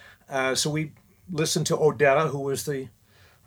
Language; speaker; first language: English; native; English